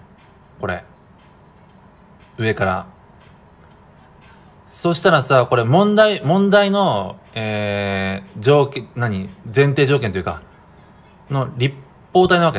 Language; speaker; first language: Japanese; native; Japanese